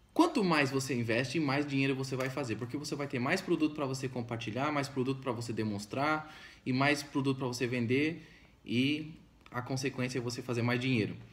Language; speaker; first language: Portuguese; non-native, fluent; English